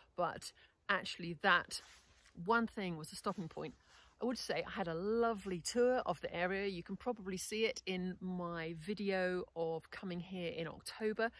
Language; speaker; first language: English; native; English